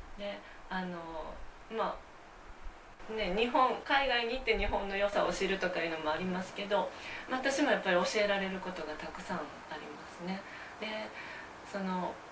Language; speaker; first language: Japanese; native; Japanese